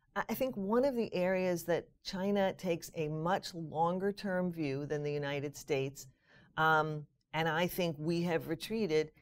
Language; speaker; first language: English; native; English